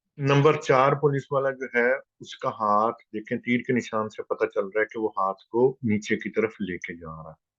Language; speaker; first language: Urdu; native; Urdu